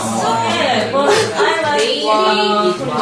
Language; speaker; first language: English; non-native, learner; Korean